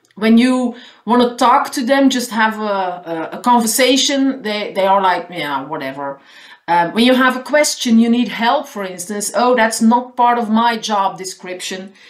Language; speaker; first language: English; non-native, fluent; Dutch